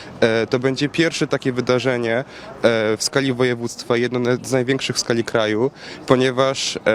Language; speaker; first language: Polish; native; Polish